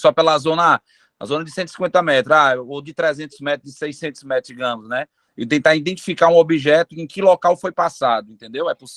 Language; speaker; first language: Portuguese; native; Portuguese